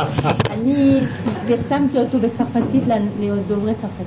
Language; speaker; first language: Hebrew; non-native, fluent; French